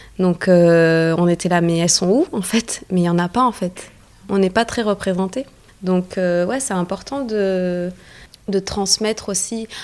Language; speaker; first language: French; early bilingual, other home language; Arabic